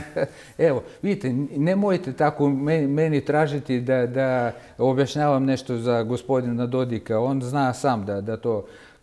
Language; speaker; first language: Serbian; non-native, fluent; Russian